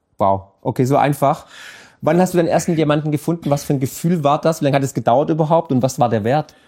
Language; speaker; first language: German; native; German